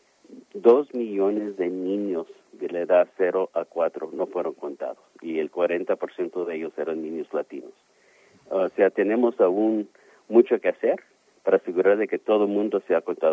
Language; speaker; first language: Spanish; early bilingual, heritage; Spanish